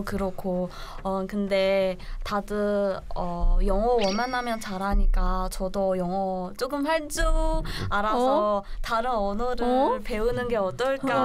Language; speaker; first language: Korean; non-native, learner; Chinese